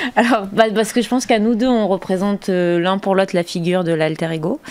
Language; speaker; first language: French; native; French